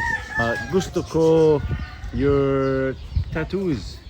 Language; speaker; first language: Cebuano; non-native, learner; English